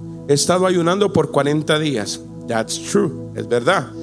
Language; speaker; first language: Spanish; native; Spanish